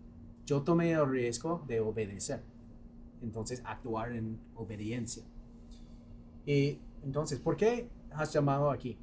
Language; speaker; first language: Spanish; non-native, fluent; English